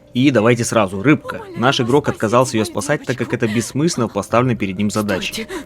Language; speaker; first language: Russian; native; Russian